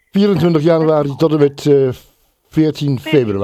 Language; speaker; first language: Dutch; native; Dutch